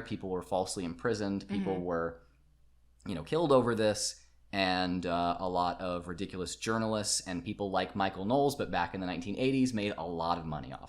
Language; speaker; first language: English; native; English